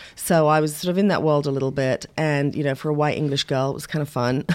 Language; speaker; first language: English; native; English